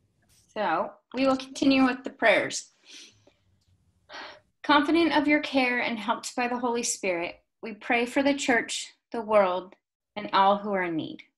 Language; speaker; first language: English; native; English